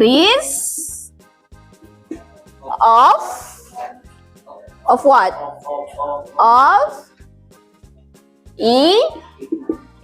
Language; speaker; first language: English; non-native, fluent; Indonesian